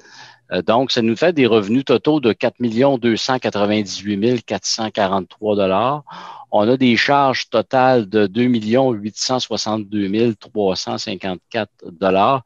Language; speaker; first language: French; native; French